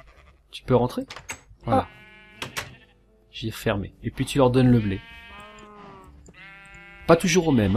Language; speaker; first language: French; native; French